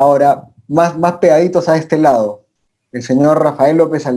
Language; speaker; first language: Spanish; native; Spanish